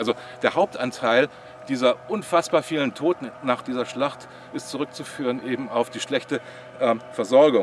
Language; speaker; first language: German; native; German